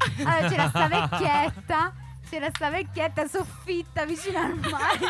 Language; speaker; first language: Italian; native; Italian